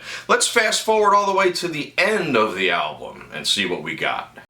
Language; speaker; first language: English; native; English